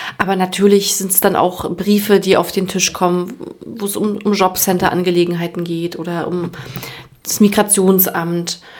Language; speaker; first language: German; native; German